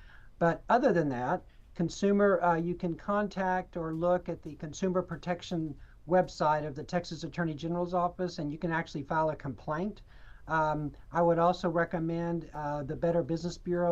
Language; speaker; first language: English; native; English